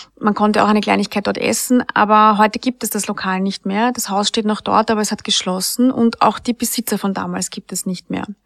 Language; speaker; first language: German; native; German